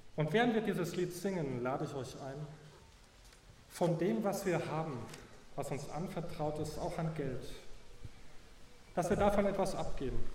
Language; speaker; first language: German; native; German